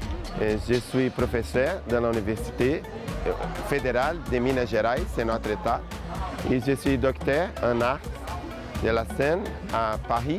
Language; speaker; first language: French; non-native, fluent; Portuguese